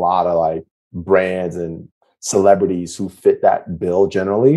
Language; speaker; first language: English; native; English